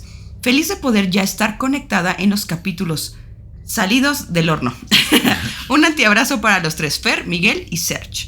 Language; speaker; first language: Spanish; native; Spanish